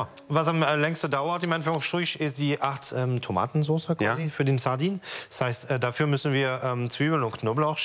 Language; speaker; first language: German; non-native, fluent; French